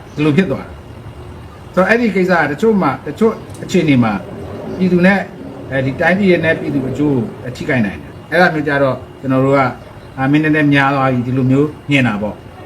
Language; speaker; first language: Burmese; native; Burmese